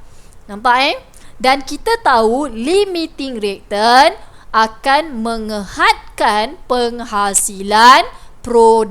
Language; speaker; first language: Malay; native; Malay